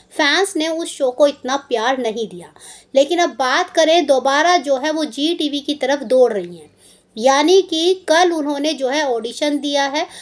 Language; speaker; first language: Hindi; native; Hindi